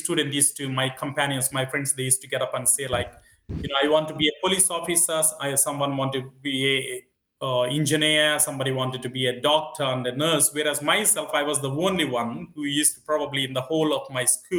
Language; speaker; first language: English; non-native, local second language; Telugu